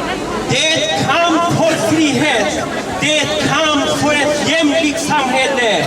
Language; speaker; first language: Swedish; non-native, fluent; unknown